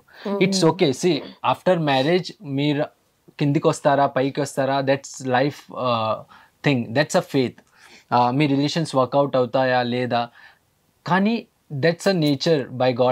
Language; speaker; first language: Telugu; early bilingual, heritage; Telugu